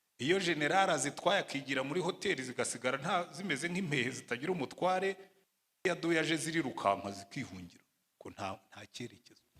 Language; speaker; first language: Kinyarwanda; native; Kinyarwanda